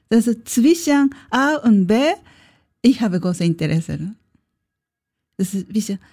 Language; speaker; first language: German; non-native, learner; Japanese